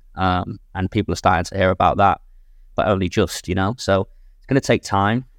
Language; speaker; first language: English; native; English